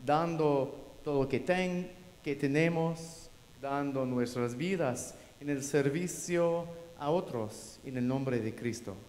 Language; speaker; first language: Spanish; non-native, learner; English